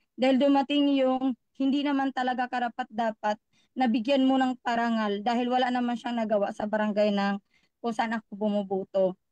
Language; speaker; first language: Filipino; native; Filipino